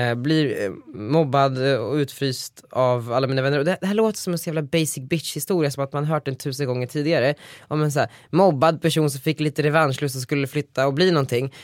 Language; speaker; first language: Swedish; native; Swedish